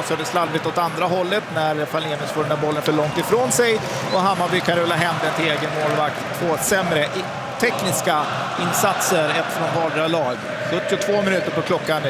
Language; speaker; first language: Swedish; native; Swedish